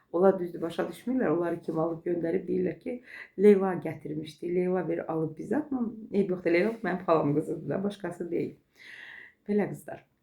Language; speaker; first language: Azerbaijani; native; Azerbaijani